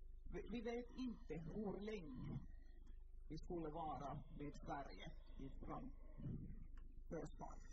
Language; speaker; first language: Swedish; non-native, local second language; Finnish